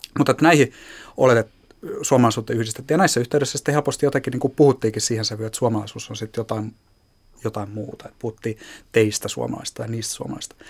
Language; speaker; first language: Finnish; native; Finnish